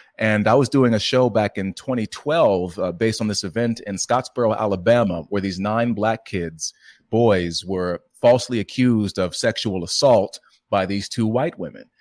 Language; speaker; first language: English; native; English